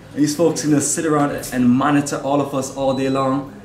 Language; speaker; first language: English; native; English